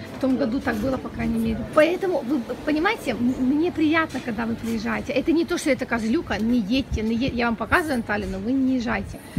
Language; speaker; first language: Russian; non-native, local second language; Ukrainian